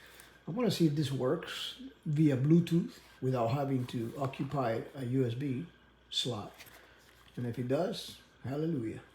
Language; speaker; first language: English; native; English